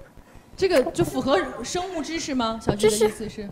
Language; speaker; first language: Chinese; native; Chinese